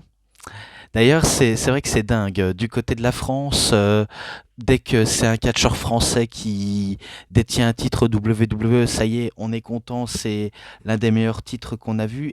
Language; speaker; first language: French; native; French